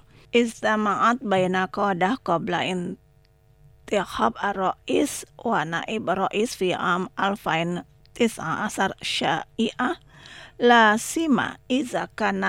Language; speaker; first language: Arabic; non-native, fluent; Indonesian